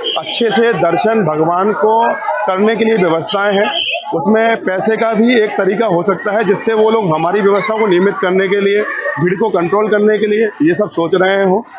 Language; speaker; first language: Hindi; non-native, local second language; Gujarati